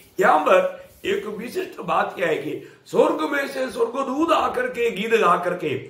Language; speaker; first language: Hindi; non-native, local second language; Malayalam